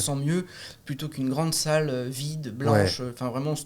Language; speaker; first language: French; native; French